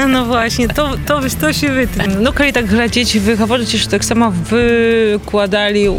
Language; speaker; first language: Polish; non-native, learner; Belarusian